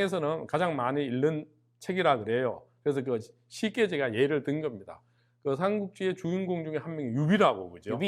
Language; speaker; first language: Korean; native; Korean